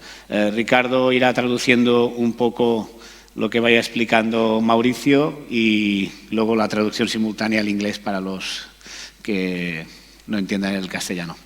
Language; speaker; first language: Spanish; native; Spanish